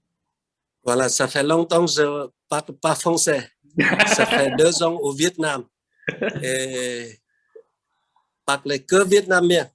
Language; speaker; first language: French; non-native, fluent; Vietnamese